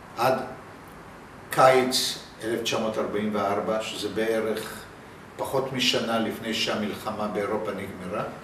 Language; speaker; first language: Hebrew; early bilingual, other home language; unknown